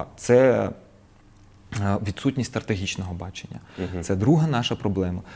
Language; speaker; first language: Ukrainian; non-native, local second language; Russian